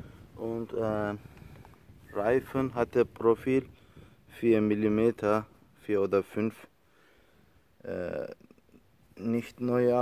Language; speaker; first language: German; non-native, learner; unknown